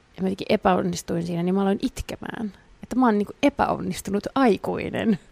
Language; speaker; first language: Finnish; native; Finnish